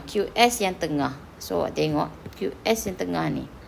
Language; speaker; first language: Malay; native; Malay